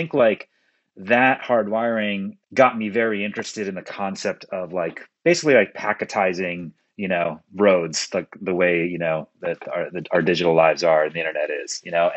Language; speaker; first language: English; early bilingual, other home language; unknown